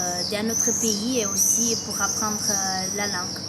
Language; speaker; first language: French; non-native, fluent; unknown